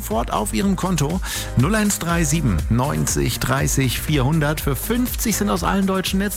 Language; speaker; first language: German; native; German